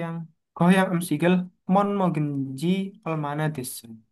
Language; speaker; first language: Korean; non-native, learner; Indonesian